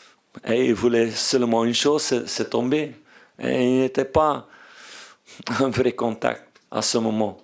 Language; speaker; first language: French; non-native, fluent; Dutch